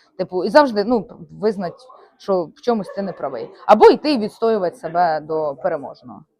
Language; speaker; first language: Ukrainian; native; Ukrainian